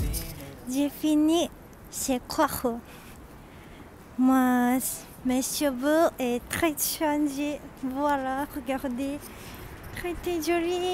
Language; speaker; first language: French; non-native, learner; Japanese